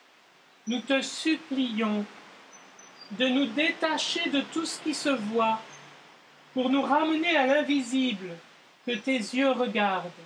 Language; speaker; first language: French; native; French